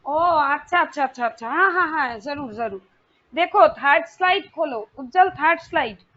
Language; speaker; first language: Hindi; non-native, local second language; Bangla